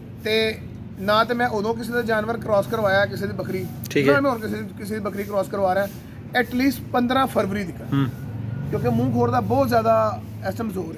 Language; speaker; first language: Punjabi; native; Punjabi